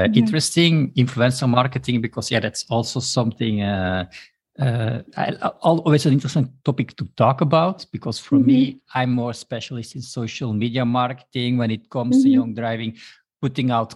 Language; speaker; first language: English; non-native, fluent; Dutch